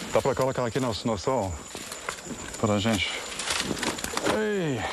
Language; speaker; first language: Portuguese; non-native, learner; English